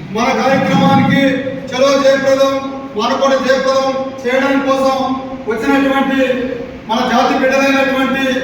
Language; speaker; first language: Telugu; non-native, local second language; Lambadi